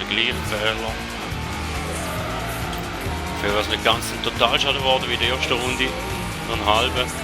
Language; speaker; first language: German; native; German